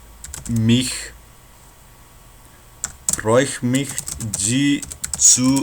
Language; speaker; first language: German; non-native, learner; Nepali